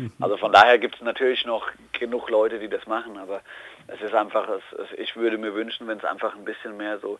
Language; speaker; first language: German; native; German